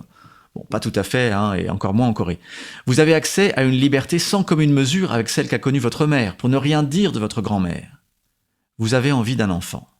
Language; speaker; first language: French; native; French